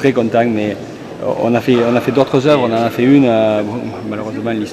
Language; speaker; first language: French; native; French